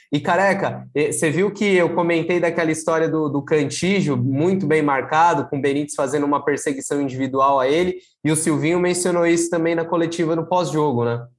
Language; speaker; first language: Portuguese; native; Portuguese